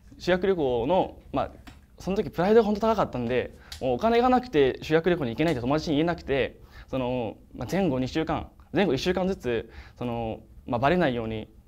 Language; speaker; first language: Japanese; native; Japanese